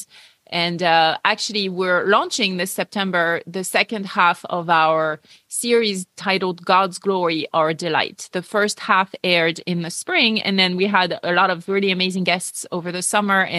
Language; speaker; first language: English; non-native, fluent; French